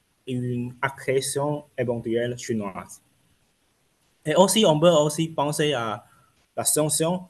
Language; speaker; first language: French; non-native, fluent; Chinese